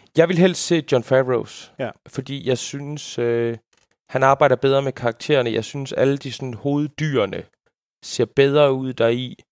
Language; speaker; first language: Danish; native; Danish